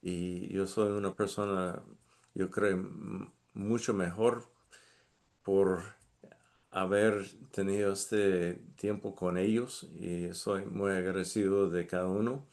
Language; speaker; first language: Spanish; non-native, fluent; English